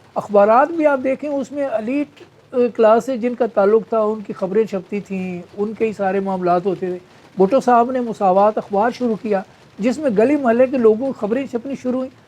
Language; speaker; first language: Urdu; non-native, local second language; Punjabi